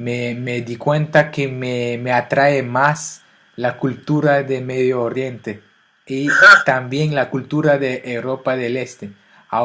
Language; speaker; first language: Spanish; non-native, fluent; French